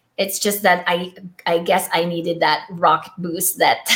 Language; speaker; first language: English; non-native, local second language; Filipino